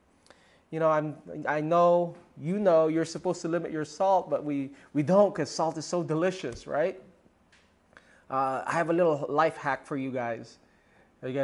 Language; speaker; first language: English; non-native, local second language; Filipino